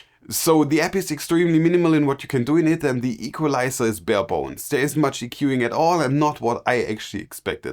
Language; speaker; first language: English; non-native, fluent; German